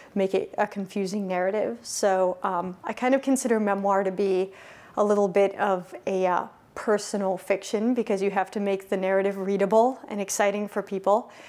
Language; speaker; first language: English; native; English